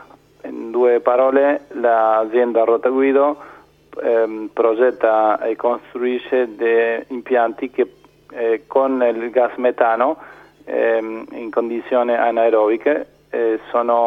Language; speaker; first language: Italian; non-native, fluent; Spanish